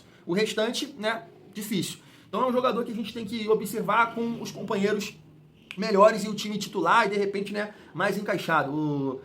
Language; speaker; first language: Portuguese; native; Portuguese